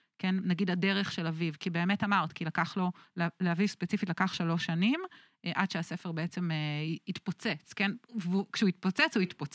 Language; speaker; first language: Hebrew; native; Hebrew